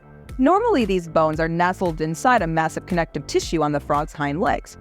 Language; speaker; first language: English; native; English